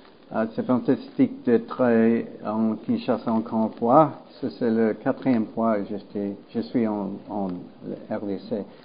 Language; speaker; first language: French; non-native, learner; English